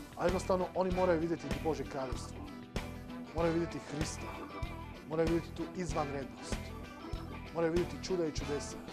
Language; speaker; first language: Serbian; non-native, local second language; Slovak